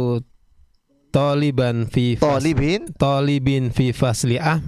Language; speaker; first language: Arabic; non-native, learner; Indonesian